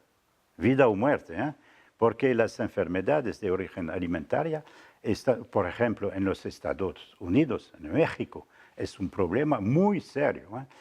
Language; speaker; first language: Spanish; non-native, fluent; French